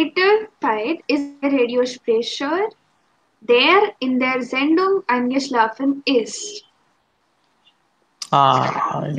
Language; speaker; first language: German; non-native, fluent; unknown